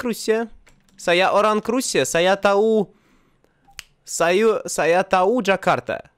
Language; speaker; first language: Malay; non-native, learner; Russian